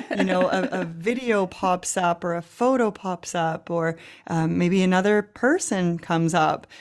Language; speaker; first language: English; native; English